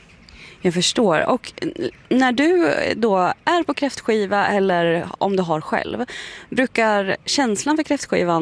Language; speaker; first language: Swedish; native; Swedish